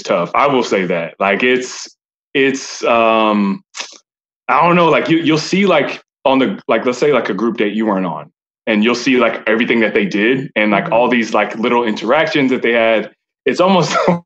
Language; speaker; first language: English; native; English